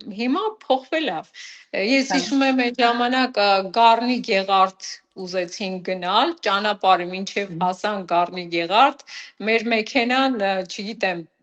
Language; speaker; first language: Armenian; native; Armenian